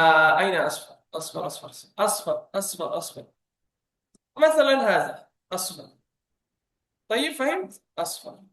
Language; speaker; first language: Arabic; non-native, fluent; Bangla